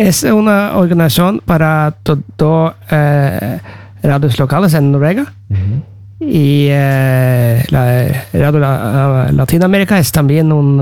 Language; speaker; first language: Spanish; non-native, learner; Norwegian